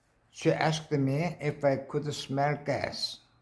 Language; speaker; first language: English; non-native, learner; Korean